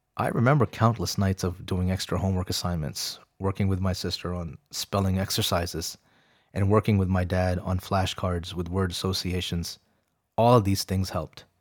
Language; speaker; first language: English; early bilingual, other home language; Urdu